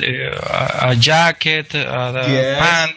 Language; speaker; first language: English; non-native, learner; Spanish